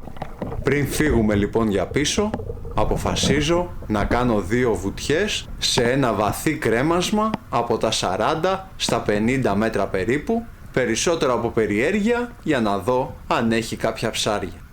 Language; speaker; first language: Greek; native; Greek